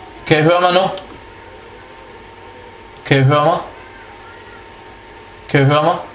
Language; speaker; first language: Danish; non-native, fluent; Arabic